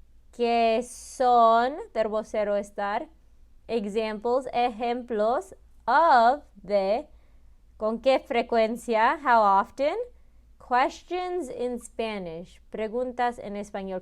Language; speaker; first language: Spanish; early bilingual, heritage; Spanish